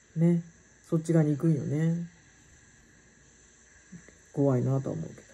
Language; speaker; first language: Japanese; native; Japanese